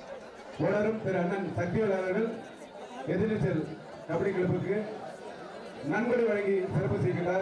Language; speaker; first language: Tamil; native; Tamil